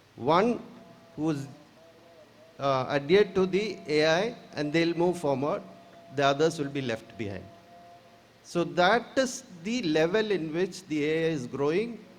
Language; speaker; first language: English; non-native, local second language; Malayalam